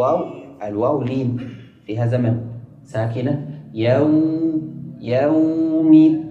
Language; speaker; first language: Arabic; native; Arabic